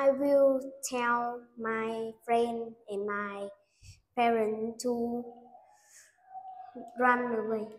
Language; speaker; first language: English; non-native, learner; Vietnamese